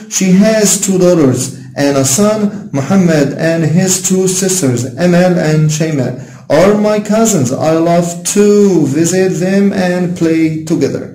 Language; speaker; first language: English; non-native, fluent; Arabic